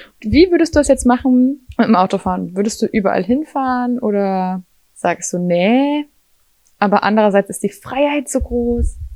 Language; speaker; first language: German; native; German